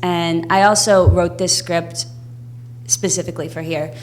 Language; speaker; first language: English; native; English